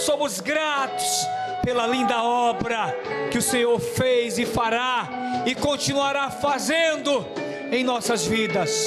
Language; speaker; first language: Portuguese; native; Portuguese